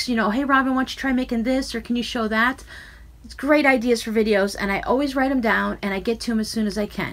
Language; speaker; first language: English; native; English